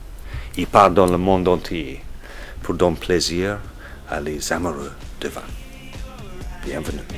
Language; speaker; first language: French; non-native, fluent; English